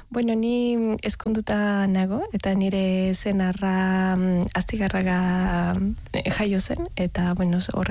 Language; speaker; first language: Basque; non-native, learner; Spanish